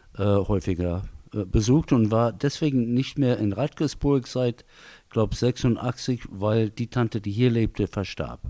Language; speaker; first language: German; early bilingual, heritage; English